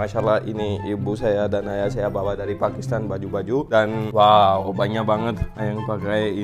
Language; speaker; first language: Indonesian; non-native, fluent; Urdu